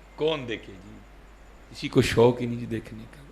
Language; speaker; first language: Urdu; non-native, local second language; Punjabi